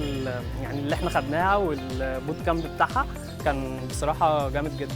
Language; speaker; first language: Arabic; native; Arabic